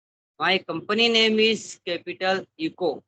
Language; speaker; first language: English; non-native, learner; Hindi